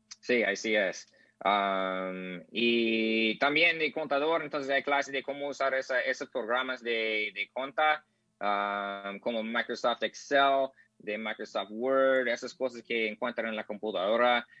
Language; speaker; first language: Spanish; non-native, learner; English